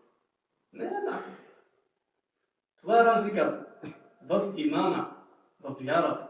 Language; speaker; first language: Bulgarian; native; Bulgarian